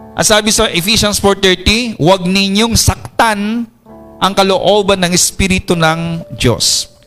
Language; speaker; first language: Filipino; non-native, local second language; Iloko